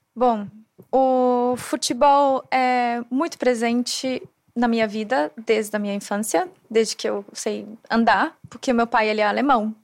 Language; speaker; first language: Portuguese; non-native, fluent; German